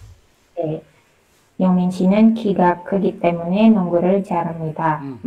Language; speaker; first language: Korean; non-native, learner; Indonesian